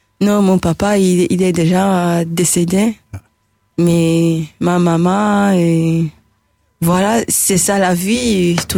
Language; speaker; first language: French; non-native, local second language; Rundi